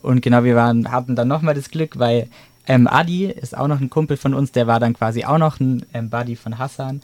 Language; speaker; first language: German; native; German